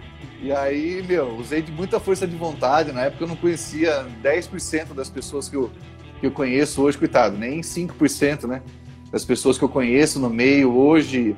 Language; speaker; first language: Portuguese; native; Portuguese